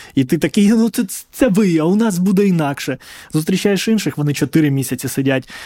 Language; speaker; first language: Ukrainian; non-native, local second language; Russian